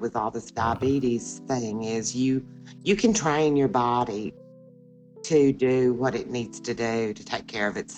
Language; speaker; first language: English; native; English